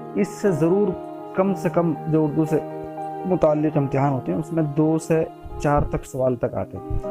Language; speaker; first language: Urdu; native; Urdu